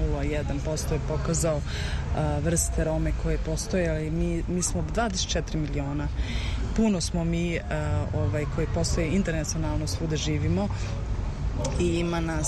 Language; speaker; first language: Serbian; early bilingual, heritage; Romany